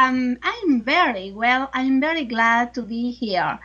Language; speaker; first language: English; non-native, learner; Spanish